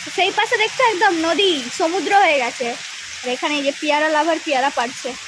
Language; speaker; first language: Bangla; non-native, local second language; Santali